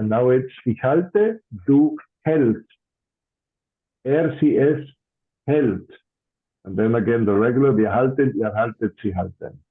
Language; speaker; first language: German; non-native, fluent; English